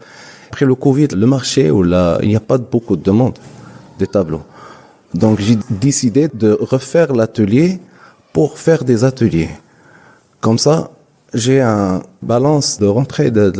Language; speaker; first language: French; non-native, local second language; Arabic